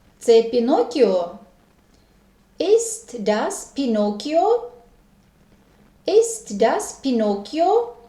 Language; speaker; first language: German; non-native, fluent; Ukrainian